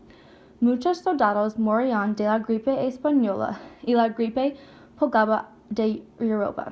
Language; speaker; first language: Spanish; non-native, learner; English